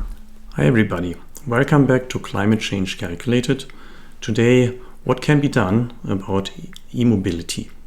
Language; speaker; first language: English; non-native, fluent; German